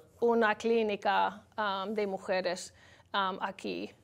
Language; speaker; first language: Spanish; non-native, learner; English